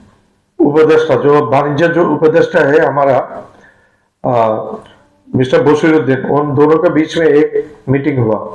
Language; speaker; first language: Hindi; non-native, fluent; Bangla